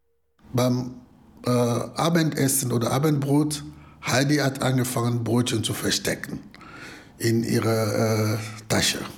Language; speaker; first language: German; non-native, fluent; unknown